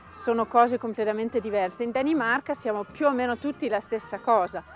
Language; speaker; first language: Italian; non-native, fluent; Danish